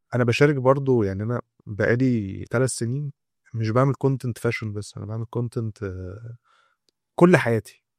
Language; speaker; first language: Egyptian Arabic; native; Egyptian Arabic